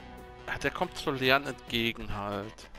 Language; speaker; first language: German; native; German